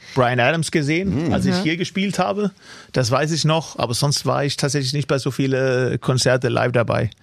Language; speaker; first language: German; non-native, fluent; Swedish